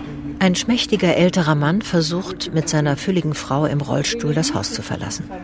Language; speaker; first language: German; native; German